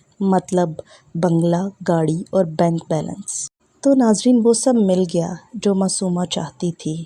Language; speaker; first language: Urdu; native; Urdu